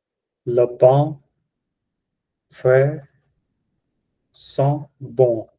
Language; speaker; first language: French; non-native, learner; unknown